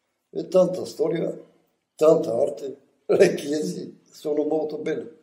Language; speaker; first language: Italian; non-native, learner; Bulgarian